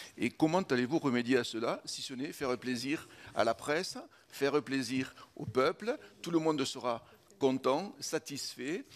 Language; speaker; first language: French; native; French